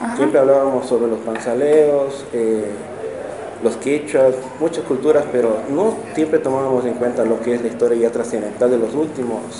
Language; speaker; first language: Spanish; native; Spanish